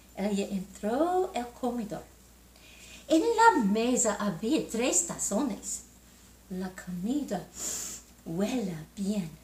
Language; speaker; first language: Spanish; non-native, learner; English